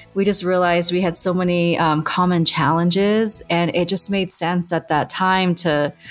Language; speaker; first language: English; native; English